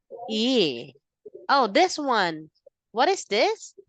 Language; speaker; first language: English; non-native, fluent; Filipino